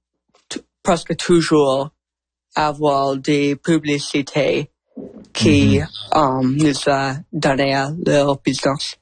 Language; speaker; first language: French; non-native, learner; English